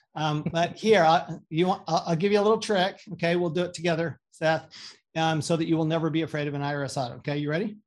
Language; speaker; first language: English; native; English